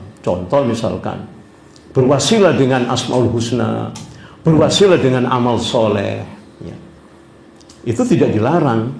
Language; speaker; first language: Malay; non-native, local second language; Javanese